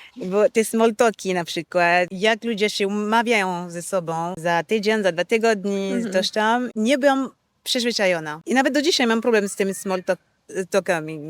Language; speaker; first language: Polish; non-native, fluent; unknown